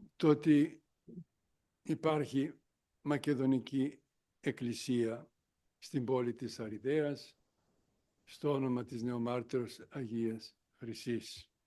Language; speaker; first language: Greek; non-native, local second language; Macedonian